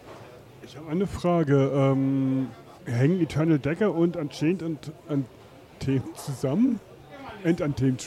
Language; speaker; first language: German; native; German